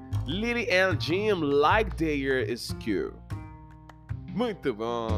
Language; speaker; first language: English; non-native, fluent; Portuguese